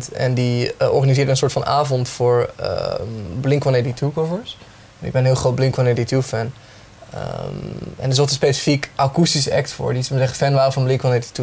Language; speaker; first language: Dutch; native; Dutch